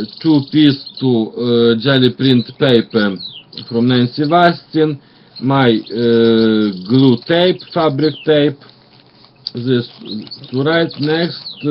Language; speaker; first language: English; non-native, learner; Russian